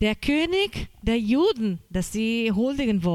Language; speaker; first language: German; non-native, fluent; Portuguese